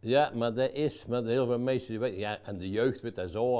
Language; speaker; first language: Dutch; native; Dutch